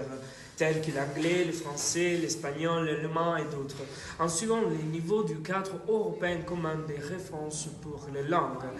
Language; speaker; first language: French; non-native, learner; Italian